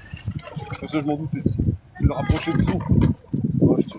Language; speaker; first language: French; native; French